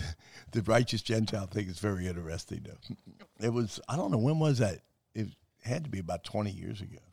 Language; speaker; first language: English; native; English